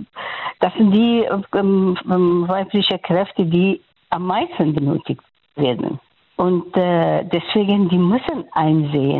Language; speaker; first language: German; non-native, fluent; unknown